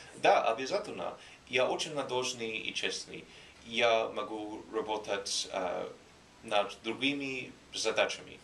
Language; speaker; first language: Russian; non-native, learner; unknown